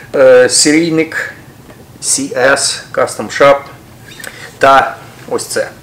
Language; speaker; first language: Ukrainian; non-native, local second language; Russian